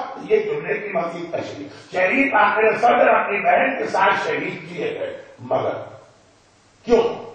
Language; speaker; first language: Urdu; native; Urdu